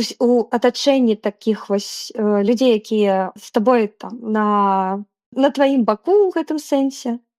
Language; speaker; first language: Belarusian; non-native, local second language; Russian